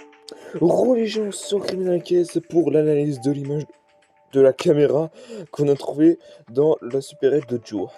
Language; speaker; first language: French; native; French